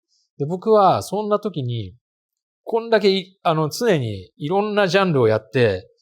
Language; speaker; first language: Japanese; native; Japanese